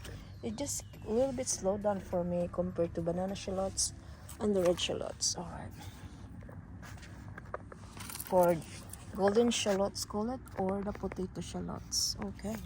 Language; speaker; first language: English; non-native, fluent; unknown